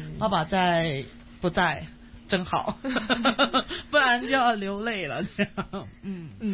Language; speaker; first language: Chinese; non-native, local second language; Cantonese